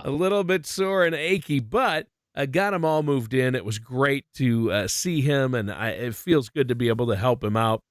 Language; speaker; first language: English; native; English